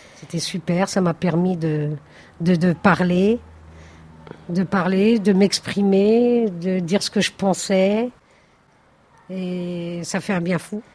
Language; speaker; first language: French; native; French